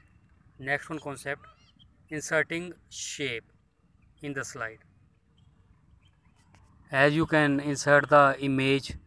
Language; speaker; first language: English; non-native, local second language; Hindi